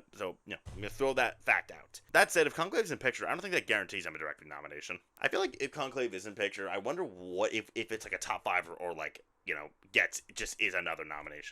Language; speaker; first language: English; native; English